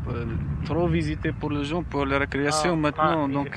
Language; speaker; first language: French; non-native, local second language; Arabic